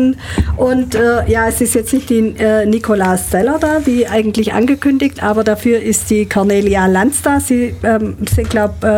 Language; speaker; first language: German; native; German